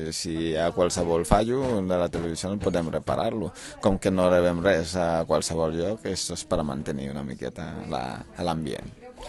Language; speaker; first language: Catalan; non-native, fluent; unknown